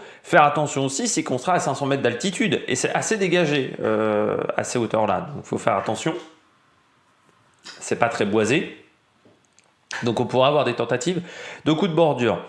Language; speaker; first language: French; native; French